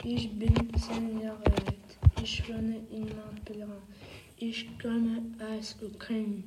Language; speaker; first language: German; non-native, learner; Ukrainian